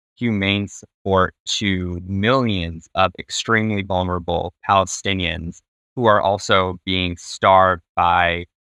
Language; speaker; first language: English; native; English